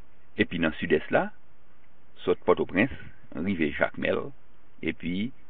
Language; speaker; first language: French; non-native, local second language; Haitian Creole